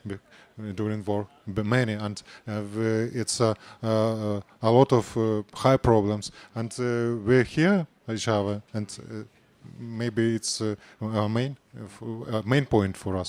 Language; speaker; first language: English; non-native, learner; Ukrainian